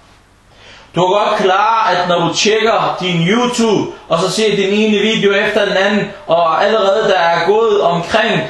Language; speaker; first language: Danish; non-native, fluent; Arabic